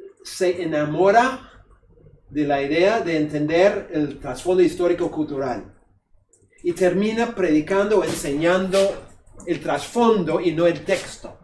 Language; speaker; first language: Spanish; non-native, fluent; English